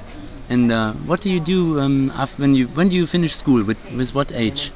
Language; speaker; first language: English; non-native, fluent; German